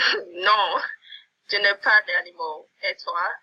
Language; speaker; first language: French; non-native, learner; English